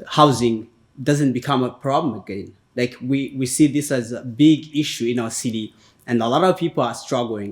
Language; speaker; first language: English; non-native, fluent; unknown